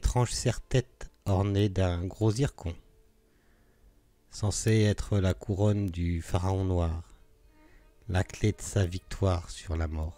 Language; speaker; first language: French; native; French